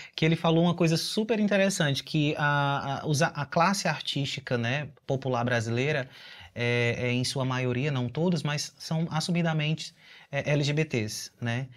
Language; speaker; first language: Portuguese; native; Portuguese